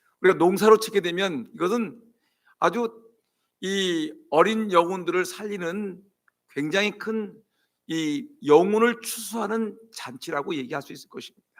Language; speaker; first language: Korean; native; Korean